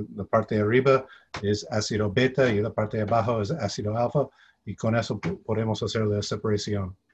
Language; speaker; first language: Spanish; non-native, fluent; English